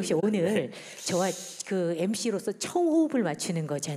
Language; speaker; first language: Korean; native; Korean